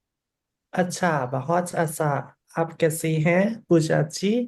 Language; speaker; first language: Hindi; non-native, learner; Thai